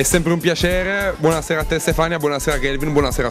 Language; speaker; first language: Italian; native; Italian